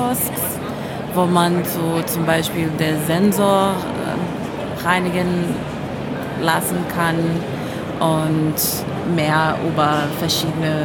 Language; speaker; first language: German; non-native, fluent; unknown